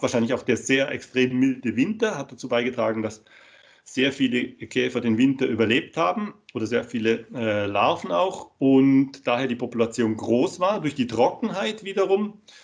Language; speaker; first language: German; native; German